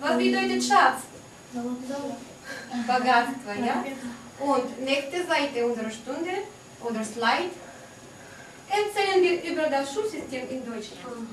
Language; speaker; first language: German; non-native, fluent; Russian